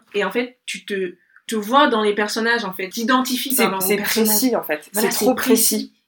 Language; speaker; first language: French; non-native, local second language; Bambara